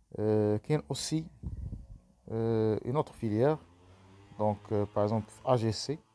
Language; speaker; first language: French; non-native, local second language; Arabic